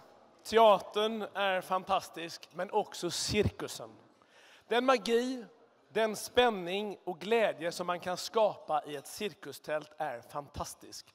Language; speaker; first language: Swedish; native; Swedish